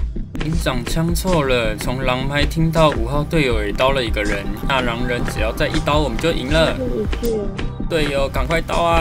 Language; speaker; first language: Chinese; native; Chinese